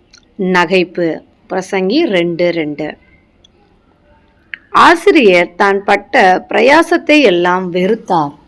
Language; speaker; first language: Tamil; native; Tamil